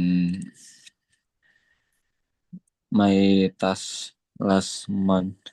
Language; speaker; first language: English; non-native, learner; Indonesian